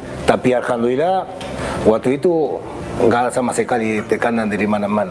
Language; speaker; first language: Indonesian; non-native, local second language; Spanish